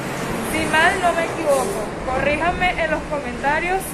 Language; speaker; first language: Spanish; native; Spanish